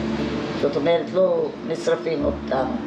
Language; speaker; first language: Hebrew; non-native, fluent; Hungarian